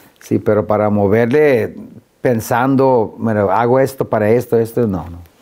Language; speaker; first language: Spanish; early bilingual, heritage; Spanish